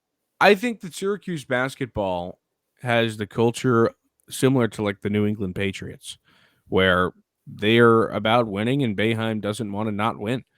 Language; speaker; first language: English; native; English